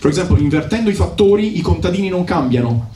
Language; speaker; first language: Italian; native; Italian